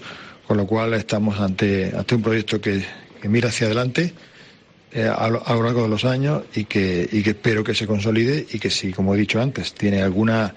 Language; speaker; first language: Spanish; native; Spanish